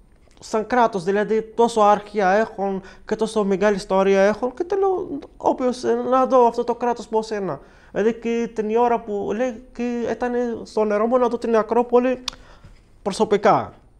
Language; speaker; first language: Greek; non-native, learner; Arabic